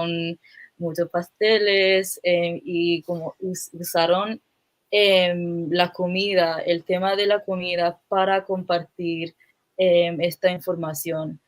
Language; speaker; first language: Spanish; non-native, fluent; English